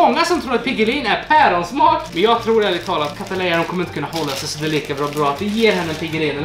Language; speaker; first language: Swedish; native; Swedish